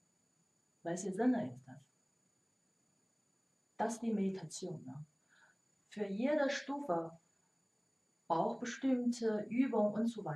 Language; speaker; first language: German; non-native, learner; Chinese